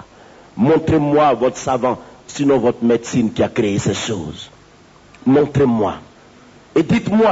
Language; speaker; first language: French; native; French